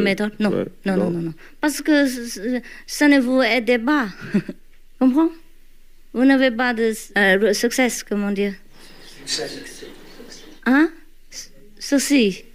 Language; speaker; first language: French; non-native, learner; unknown